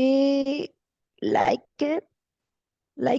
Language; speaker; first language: English; non-native, learner; Spanish